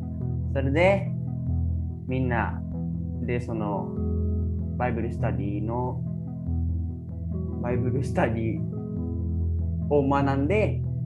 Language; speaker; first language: Japanese; early bilingual, other home language; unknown